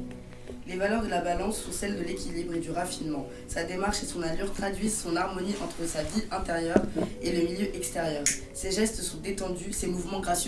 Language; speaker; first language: French; native; French